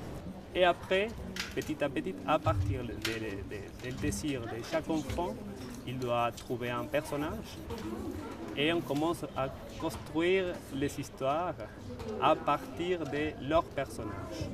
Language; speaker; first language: French; non-native, fluent; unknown